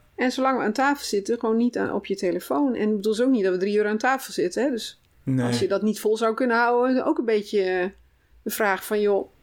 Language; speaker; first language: Dutch; native; Dutch